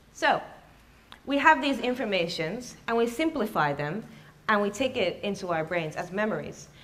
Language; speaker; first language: English; early bilingual, other home language; Japanese